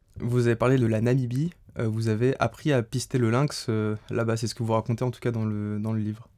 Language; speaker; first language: French; native; French